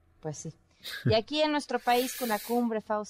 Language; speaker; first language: Spanish; native; Spanish